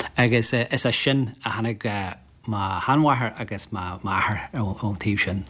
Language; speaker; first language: Irish; non-native, local second language; English